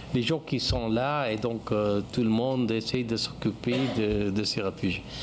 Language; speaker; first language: French; non-native, fluent; English